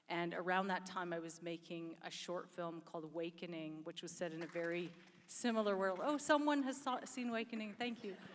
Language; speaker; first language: English; native; English